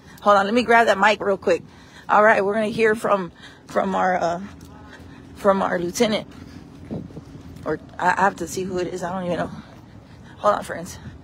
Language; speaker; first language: English; early bilingual, other home language; Spanish